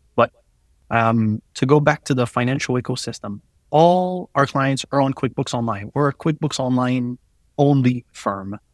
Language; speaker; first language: English; non-native, fluent; French